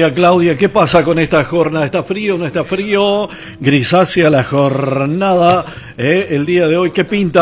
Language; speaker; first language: Spanish; native; Spanish